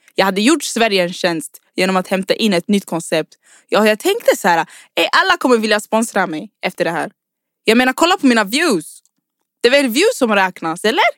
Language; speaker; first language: Swedish; early bilingual, other home language; Rundi